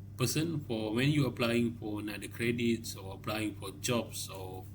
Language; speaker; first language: English; non-native, local second language; Malay